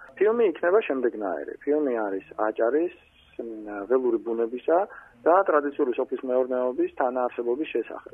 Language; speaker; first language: Georgian; native; Georgian